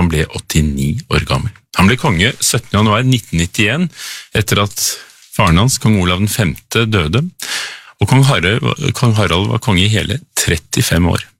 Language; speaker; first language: Norwegian; native; Norwegian